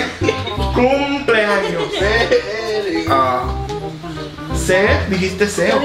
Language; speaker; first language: Spanish; early bilingual, heritage; Spanish